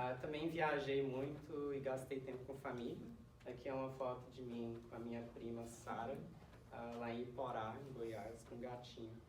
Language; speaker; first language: Portuguese; early bilingual, heritage; Portuguese